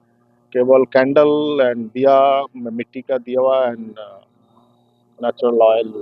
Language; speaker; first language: Hindi; non-native, local second language; Bangla